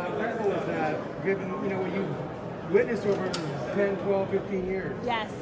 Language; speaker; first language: English; native; English